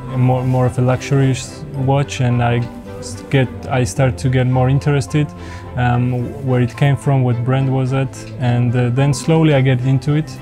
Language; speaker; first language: English; non-native, fluent; Georgian